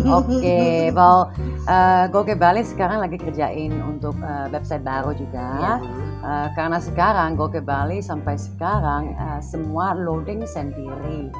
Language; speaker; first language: Indonesian; non-native, fluent; Dutch